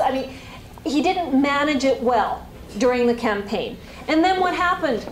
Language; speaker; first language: English; non-native, fluent; Spanish